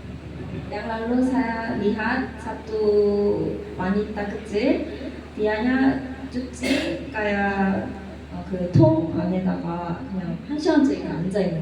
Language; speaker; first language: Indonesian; non-native, learner; Korean